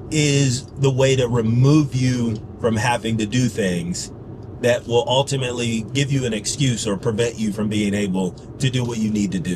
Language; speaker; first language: English; native; English